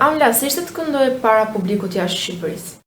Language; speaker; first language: Albanian; native; Albanian